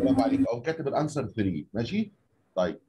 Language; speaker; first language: Arabic; native; Arabic